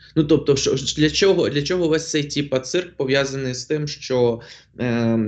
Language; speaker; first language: Ukrainian; non-native, local second language; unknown